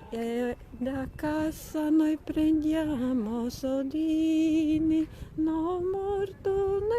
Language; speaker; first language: Italian; non-native, learner; Latvian